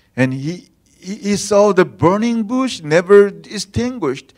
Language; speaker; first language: English; non-native, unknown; Korean